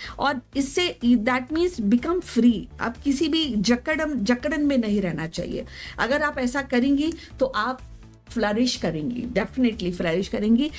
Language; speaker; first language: Hindi; native; Hindi